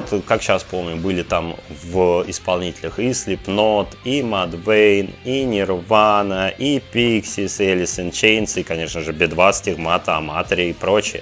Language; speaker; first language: Russian; native; Russian